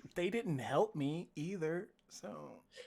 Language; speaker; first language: English; native; English